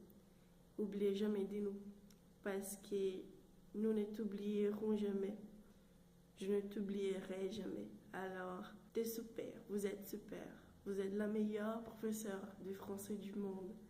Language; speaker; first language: French; non-native, learner; Portuguese